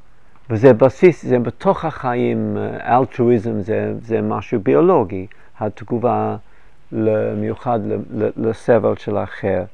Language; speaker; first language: Hebrew; non-native, fluent; English